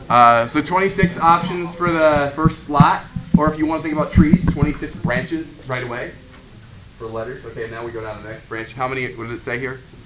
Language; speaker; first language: English; native; English